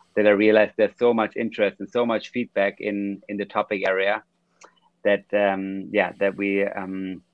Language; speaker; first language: English; non-native, fluent; German